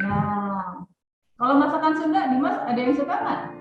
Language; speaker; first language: Indonesian; native; Indonesian